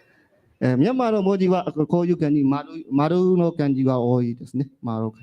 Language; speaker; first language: Japanese; non-native, learner; Burmese